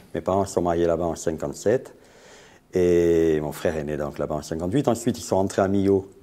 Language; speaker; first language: French; native; French